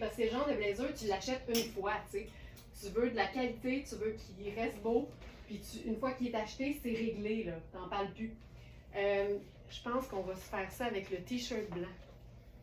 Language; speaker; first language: French; native; French